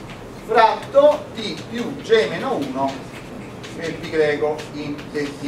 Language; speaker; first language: Italian; native; Italian